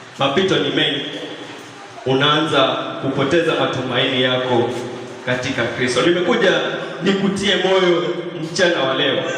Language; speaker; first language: Swahili; non-native, local second language; Kamba